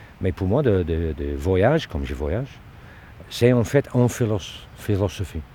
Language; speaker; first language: French; non-native, learner; English